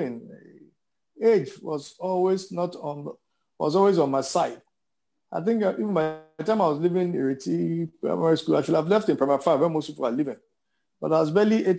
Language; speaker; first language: English; non-native, local second language; Yoruba